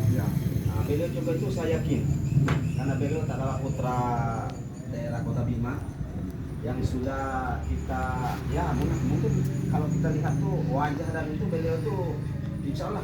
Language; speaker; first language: Indonesian; non-native, local second language; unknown